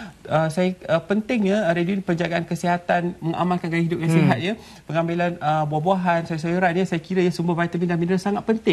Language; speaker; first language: Malay; native; Malay